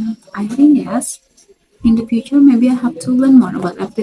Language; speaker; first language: English; non-native, fluent; Indonesian